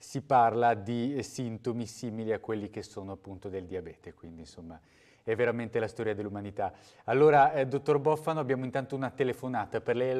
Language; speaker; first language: Italian; native; Italian